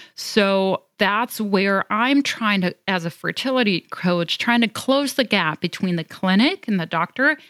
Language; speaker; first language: English; non-native, fluent; German